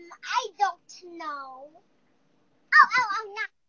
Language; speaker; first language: English; non-native, learner; Chinese